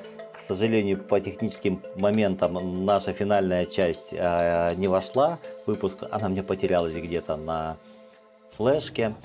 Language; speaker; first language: Russian; native; Russian